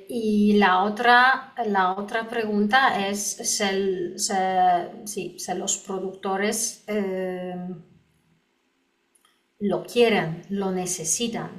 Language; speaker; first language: Spanish; non-native, learner; Polish